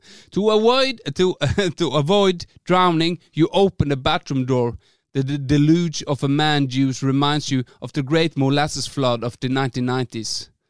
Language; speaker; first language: English; non-native, fluent; Norwegian